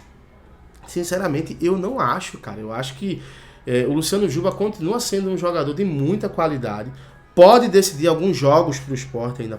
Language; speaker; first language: Portuguese; native; Portuguese